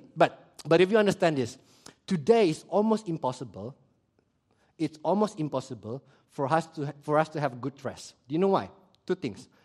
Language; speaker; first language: English; early bilingual, other home language; Indonesian